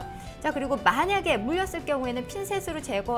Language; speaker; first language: Korean; native; Korean